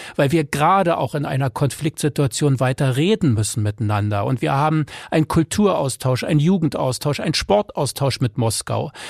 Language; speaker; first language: German; native; German